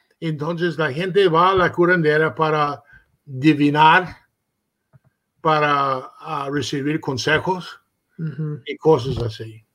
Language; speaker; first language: Spanish; early bilingual, heritage; Spanish